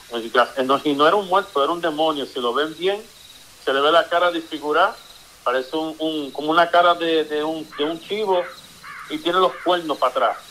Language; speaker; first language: Spanish; early bilingual, heritage; Spanish